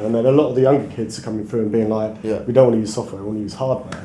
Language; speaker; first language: English; native; English